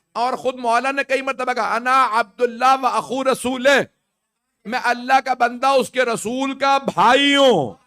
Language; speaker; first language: Urdu; native; Urdu